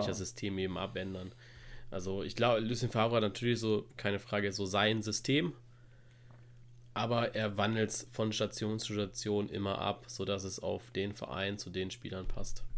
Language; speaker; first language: German; native; German